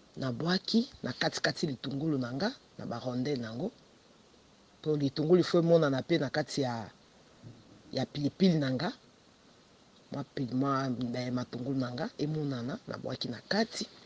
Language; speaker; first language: Lingala; native; Lingala